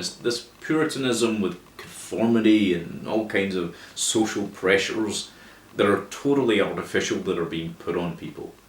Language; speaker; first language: English; native; English